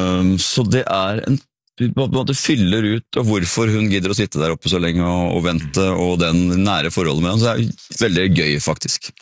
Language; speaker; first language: Norwegian; native; Norwegian